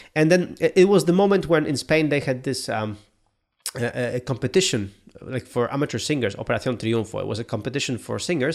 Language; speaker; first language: English; non-native, fluent; Polish